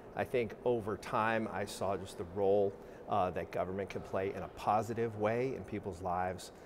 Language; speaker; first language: English; native; English